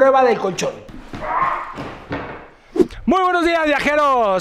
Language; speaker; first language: Spanish; native; Spanish